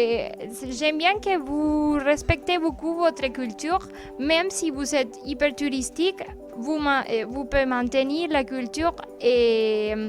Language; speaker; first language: French; non-native, fluent; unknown